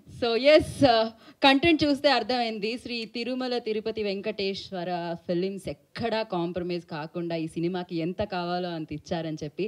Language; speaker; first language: Telugu; native; Telugu